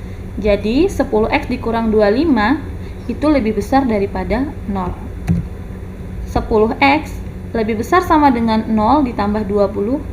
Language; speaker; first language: Indonesian; native; Indonesian